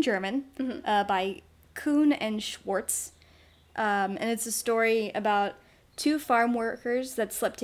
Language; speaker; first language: English; native; English